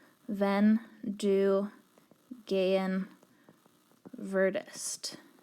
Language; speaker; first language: German; non-native, fluent; English